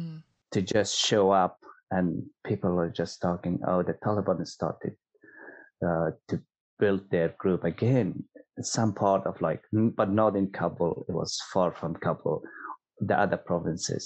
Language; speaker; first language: English; non-native, fluent; Persian